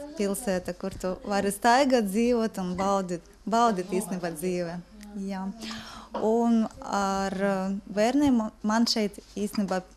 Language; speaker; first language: Latvian; non-native, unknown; Ukrainian